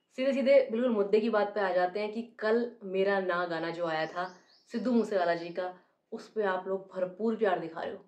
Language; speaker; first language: Hindi; native; Hindi